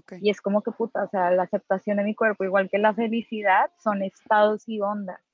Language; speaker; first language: Spanish; native; Spanish